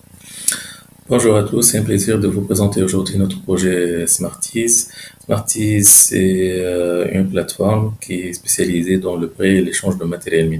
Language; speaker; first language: French; non-native, local second language; Arabic